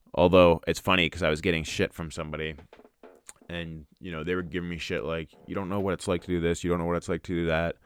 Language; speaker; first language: English; native; English